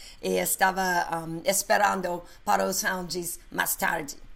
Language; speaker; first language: Portuguese; non-native, learner; English